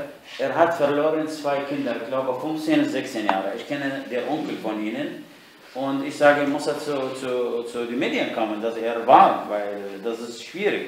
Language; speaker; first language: German; non-native, fluent; Arabic